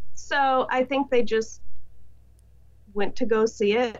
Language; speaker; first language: English; native; English